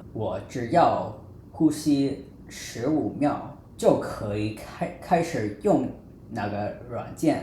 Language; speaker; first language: Chinese; non-native, fluent; English